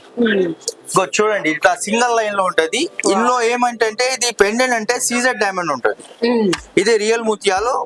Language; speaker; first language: Telugu; non-native, local second language; Urdu